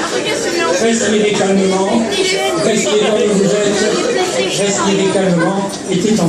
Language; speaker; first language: French; native; French